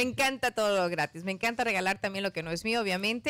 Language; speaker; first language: Spanish; native; Spanish